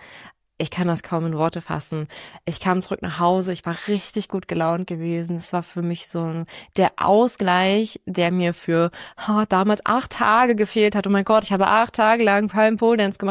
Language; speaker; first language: German; native; German